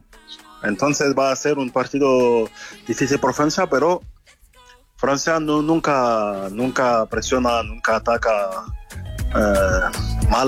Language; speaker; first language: Spanish; non-native, fluent; French